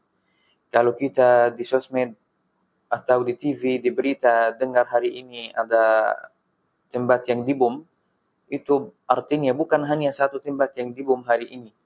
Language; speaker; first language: Indonesian; non-native, fluent; Arabic